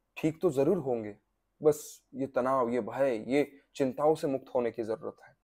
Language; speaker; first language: Hindi; non-native, local second language; Gujarati